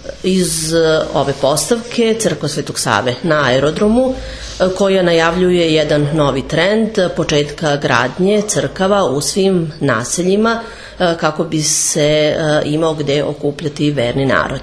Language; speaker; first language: Serbian; native; Serbian